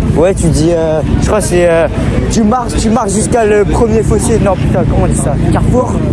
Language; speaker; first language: French; native; French